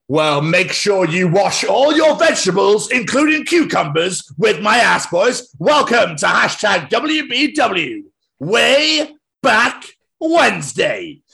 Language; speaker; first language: English; native; English